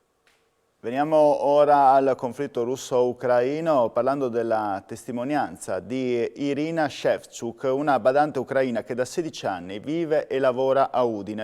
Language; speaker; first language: Italian; native; Italian